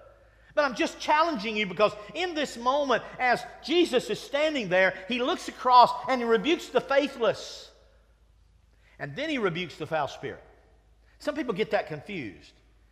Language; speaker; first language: English; native; English